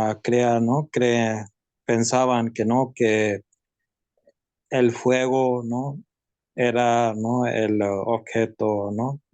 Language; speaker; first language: Spanish; non-native, learner; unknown